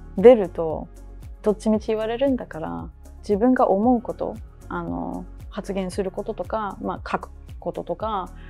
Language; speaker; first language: Japanese; early bilingual, heritage; Japanese